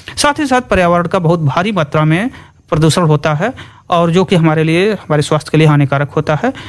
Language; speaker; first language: Hindi; native; Hindi